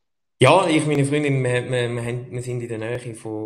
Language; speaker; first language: German; native; German